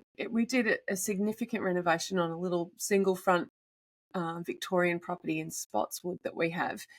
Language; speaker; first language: English; native; English